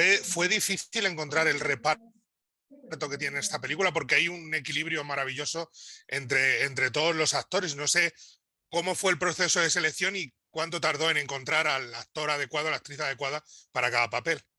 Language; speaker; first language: Spanish; native; Spanish